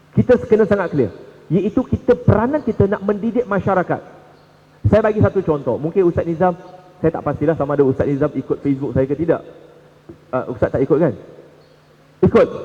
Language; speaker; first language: Malay; non-native, local second language; Chinese